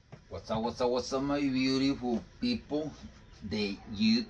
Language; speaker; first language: English; non-native, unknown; Spanish